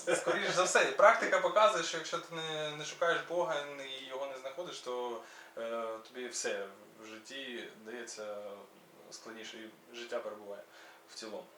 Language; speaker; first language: Ukrainian; native; Ukrainian